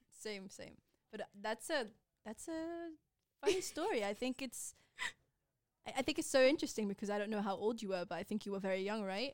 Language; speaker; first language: English; non-native, fluent; Persian